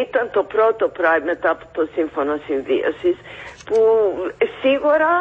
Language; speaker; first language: Greek; non-native, fluent; English